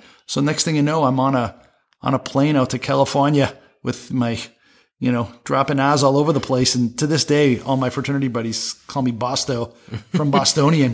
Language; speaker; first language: English; native; English